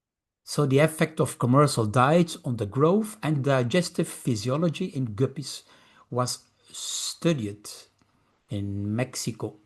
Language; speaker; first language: English; non-native, fluent; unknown